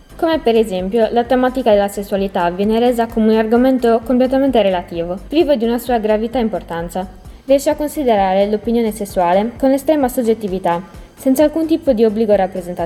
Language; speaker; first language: Italian; native; Italian